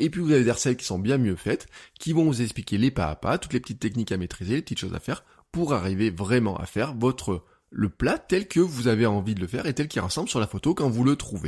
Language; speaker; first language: French; native; French